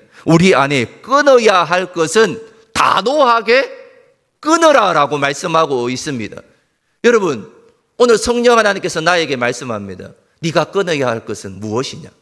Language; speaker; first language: Korean; native; Korean